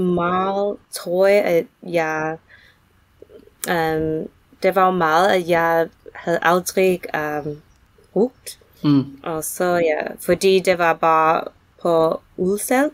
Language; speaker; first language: Danish; non-native, fluent; English